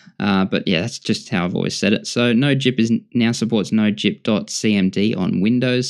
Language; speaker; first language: English; native; English